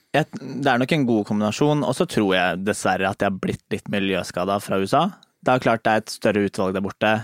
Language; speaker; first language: Norwegian; native; Norwegian